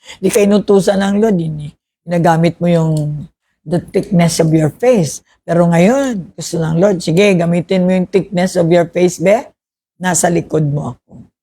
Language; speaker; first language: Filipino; non-native, local second language; Hiligaynon